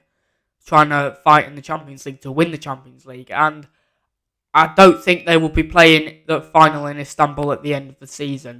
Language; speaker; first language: English; native; English